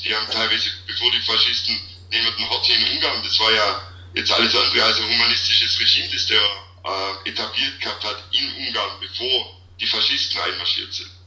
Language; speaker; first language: German; native; German